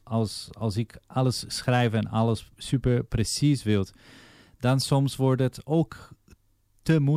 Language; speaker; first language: Dutch; non-native, fluent; Portuguese